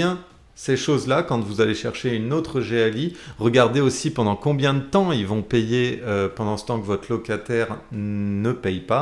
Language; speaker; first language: French; native; French